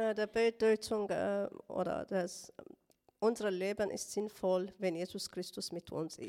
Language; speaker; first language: German; non-native, learner; Tigrinya